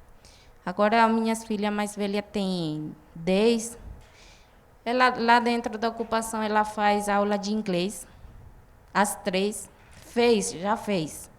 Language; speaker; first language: Portuguese; non-native, fluent; Guarani